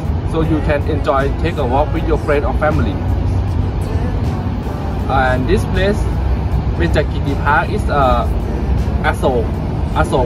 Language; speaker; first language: English; non-native, learner; Thai